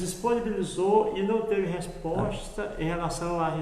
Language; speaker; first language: Portuguese; native; Portuguese